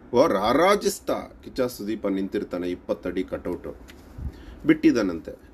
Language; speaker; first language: Kannada; native; Kannada